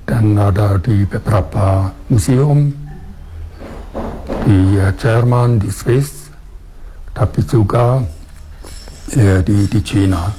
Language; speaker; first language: Indonesian; non-native, fluent; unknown